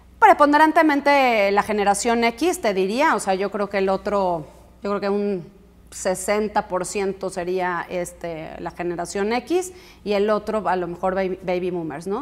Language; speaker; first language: Spanish; native; Spanish